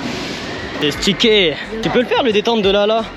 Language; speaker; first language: French; native; French